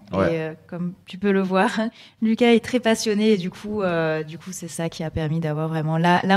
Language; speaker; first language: French; native; French